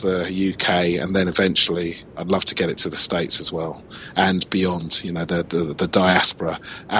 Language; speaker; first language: English; native; English